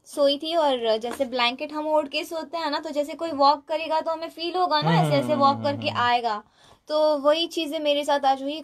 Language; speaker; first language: Hindi; non-native, local second language; Gujarati